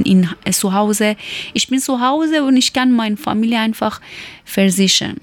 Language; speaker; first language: German; non-native, learner; Persian